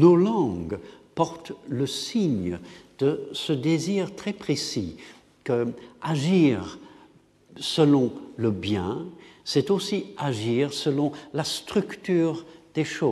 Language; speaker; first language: French; non-native, fluent; English